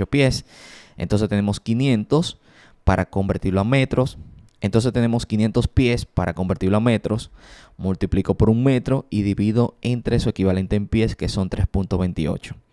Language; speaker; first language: Spanish; native; Spanish